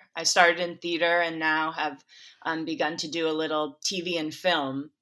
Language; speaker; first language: English; native; English